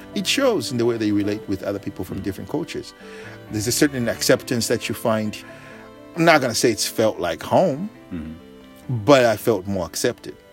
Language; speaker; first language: English; non-native, local second language; Bemba